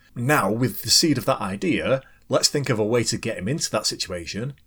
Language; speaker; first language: English; native; English